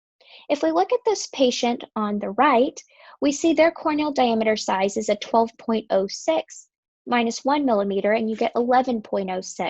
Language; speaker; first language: English; native; English